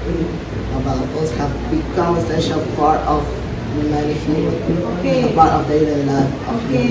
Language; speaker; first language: English; non-native, learner; Indonesian